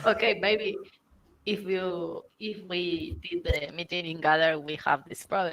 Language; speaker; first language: English; non-native, learner; Spanish